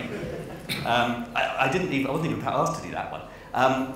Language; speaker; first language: English; native; English